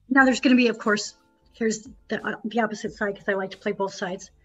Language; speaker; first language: English; native; English